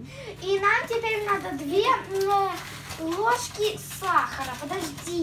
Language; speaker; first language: Russian; early bilingual, heritage; Russian